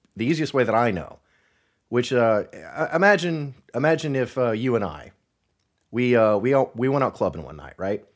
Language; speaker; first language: English; native; English